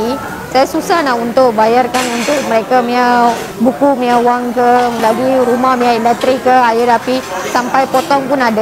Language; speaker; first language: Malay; non-native, local second language; Tamil